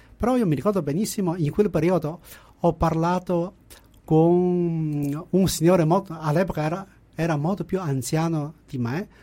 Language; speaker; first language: Italian; non-native, fluent; Chinese